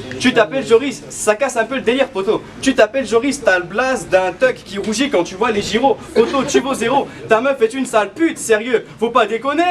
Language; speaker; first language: French; native; French